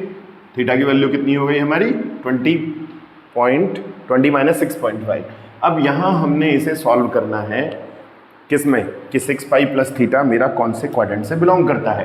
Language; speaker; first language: Hindi; native; Hindi